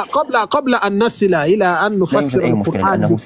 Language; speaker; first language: Arabic; non-native, fluent; Yoruba